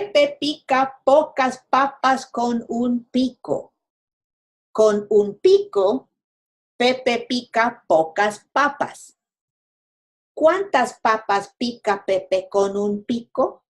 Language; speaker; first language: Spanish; non-native, fluent; English